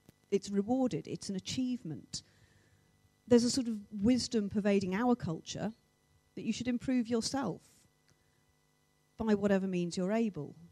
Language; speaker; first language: English; native; English